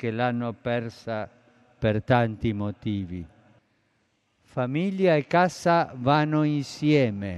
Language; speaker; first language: Italian; non-native, fluent; Spanish